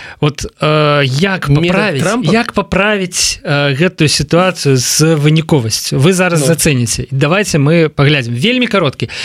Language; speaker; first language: Belarusian; non-native, local second language; Russian